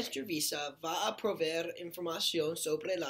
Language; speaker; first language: Spanish; non-native, learner; English